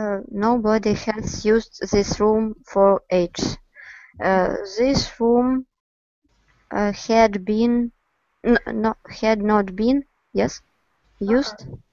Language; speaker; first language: English; non-native, learner; Russian